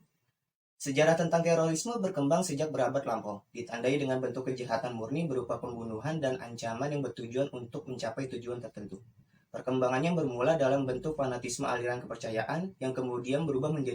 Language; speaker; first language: Indonesian; native; Indonesian